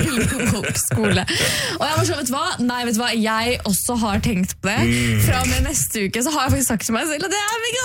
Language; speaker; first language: Norwegian; native; Norwegian